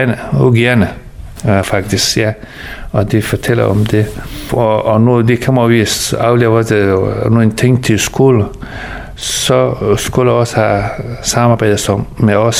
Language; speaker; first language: Danish; early bilingual, other home language; Persian